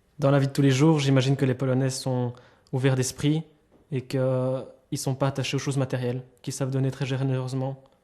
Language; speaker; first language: French; native; French